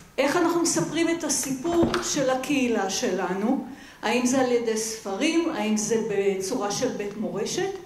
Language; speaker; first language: Hebrew; native; Hebrew